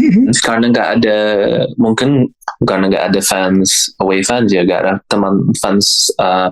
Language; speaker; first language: Indonesian; non-native, learner; English